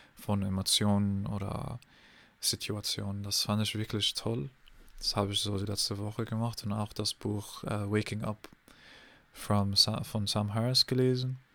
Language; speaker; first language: German; non-native, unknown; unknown